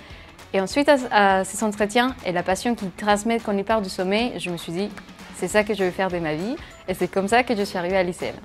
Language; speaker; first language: French; non-native, fluent; Spanish